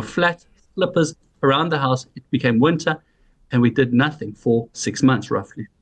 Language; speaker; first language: English; native; English